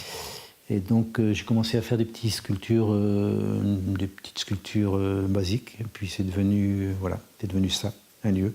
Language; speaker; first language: French; native; French